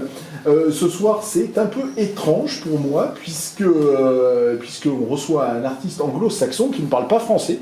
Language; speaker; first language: French; native; French